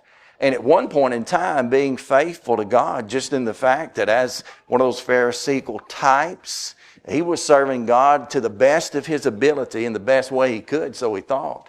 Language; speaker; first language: English; native; English